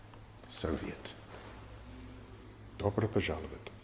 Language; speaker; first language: Russian; non-native, learner; English